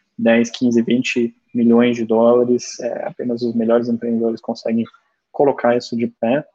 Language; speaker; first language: Portuguese; early bilingual, other home language; German